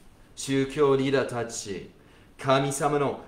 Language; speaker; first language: Japanese; non-native, fluent; English